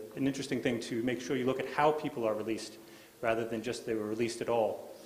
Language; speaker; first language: English; native; English